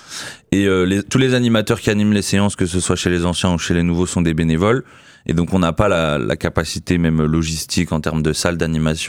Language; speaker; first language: French; native; French